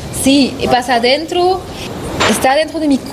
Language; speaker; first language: Spanish; non-native, learner; French